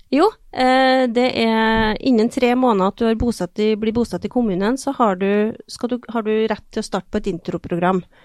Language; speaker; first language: Norwegian; native; Norwegian